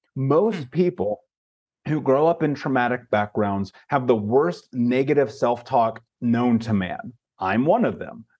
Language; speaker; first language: English; native; English